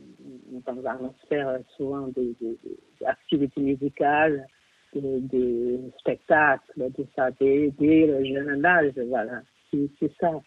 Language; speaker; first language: French; non-native, fluent; Chinese